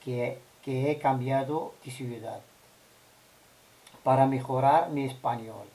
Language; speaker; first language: Spanish; non-native, learner; Arabic